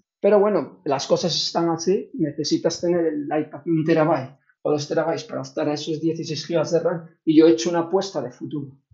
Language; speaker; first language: Spanish; native; Spanish